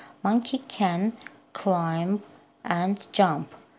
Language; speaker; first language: English; non-native, fluent; Azerbaijani